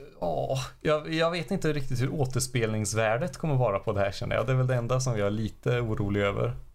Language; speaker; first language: Swedish; native; Swedish